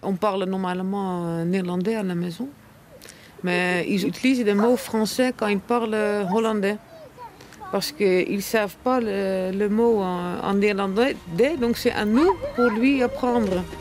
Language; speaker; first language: French; non-native, learner; Dutch